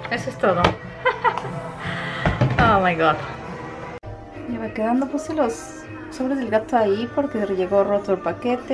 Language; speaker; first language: Spanish; native; Spanish